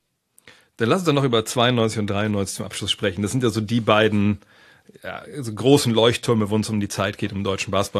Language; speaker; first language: German; native; German